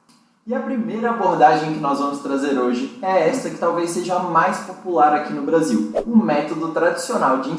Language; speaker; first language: Portuguese; native; Portuguese